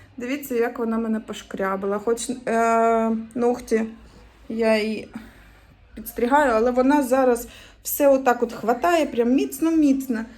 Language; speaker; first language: Ukrainian; native; Ukrainian